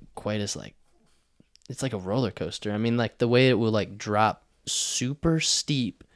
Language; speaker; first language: English; native; English